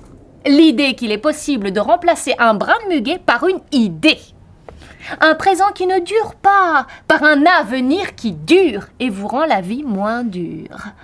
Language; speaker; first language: French; native; French